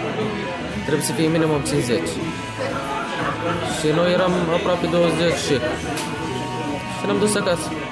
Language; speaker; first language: Romanian; early bilingual, heritage; Romanian